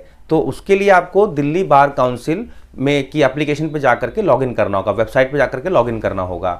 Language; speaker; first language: Hindi; native; Hindi